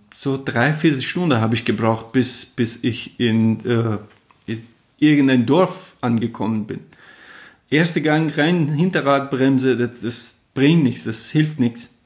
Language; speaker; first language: German; non-native, fluent; Persian